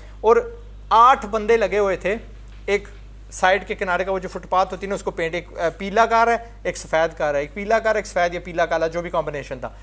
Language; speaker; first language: Urdu; non-native, fluent; English